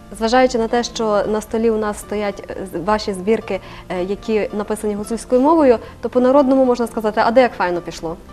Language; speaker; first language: Ukrainian; native; Ukrainian